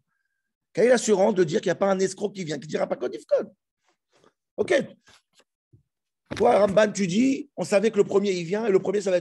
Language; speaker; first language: French; native; French